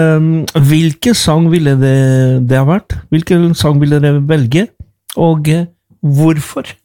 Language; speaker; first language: Norwegian; non-native, fluent; Spanish